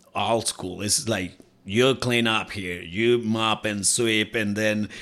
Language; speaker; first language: English; non-native, fluent; Spanish